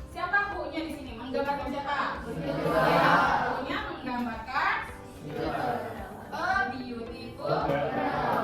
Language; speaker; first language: Indonesian; native; Indonesian